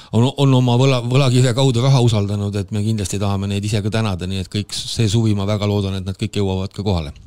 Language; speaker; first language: Estonian; native; Estonian